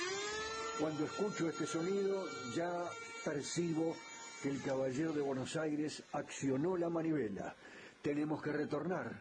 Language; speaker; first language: Spanish; native; Spanish